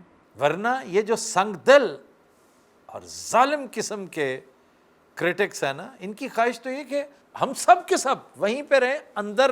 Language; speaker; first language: Urdu; native; Urdu